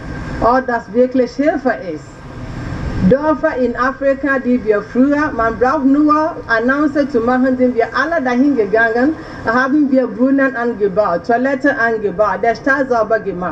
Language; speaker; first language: German; non-native, learner; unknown